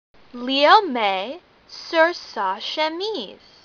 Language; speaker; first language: French; non-native, learner; English